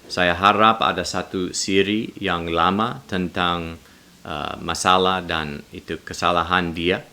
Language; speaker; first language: Indonesian; non-native, learner; English